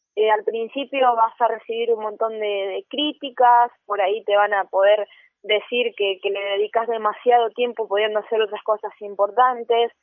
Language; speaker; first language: Spanish; native; Spanish